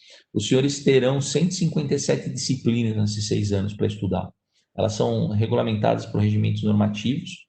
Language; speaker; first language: Portuguese; native; Portuguese